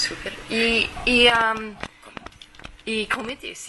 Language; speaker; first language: Spanish; non-native, fluent; English